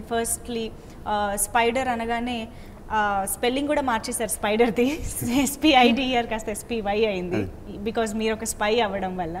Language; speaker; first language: Telugu; native; Telugu